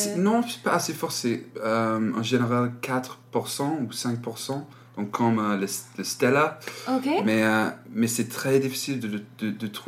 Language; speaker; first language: French; non-native, learner; English